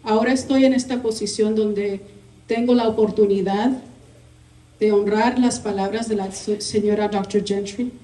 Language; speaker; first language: Spanish; early bilingual, heritage; Spanish